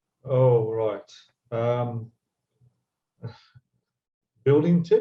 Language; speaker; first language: English; native; English